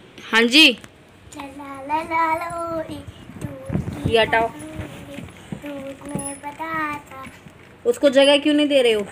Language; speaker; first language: Hindi; native; Hindi